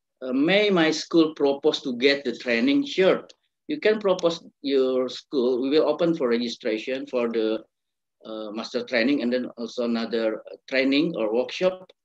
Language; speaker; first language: English; non-native, learner; Indonesian